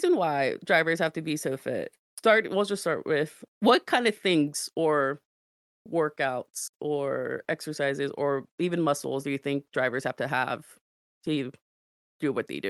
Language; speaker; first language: English; native; English